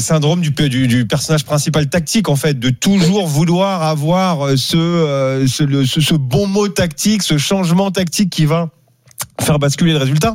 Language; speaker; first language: French; native; French